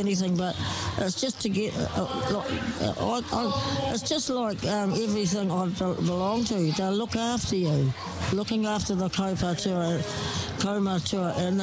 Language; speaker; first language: English; native; English